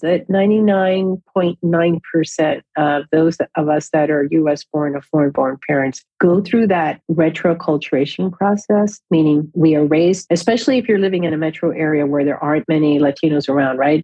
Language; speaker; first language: English; native; English